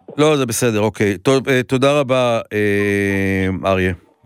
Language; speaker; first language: Hebrew; native; Hebrew